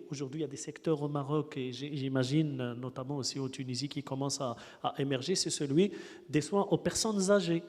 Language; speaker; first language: French; non-native, local second language; Arabic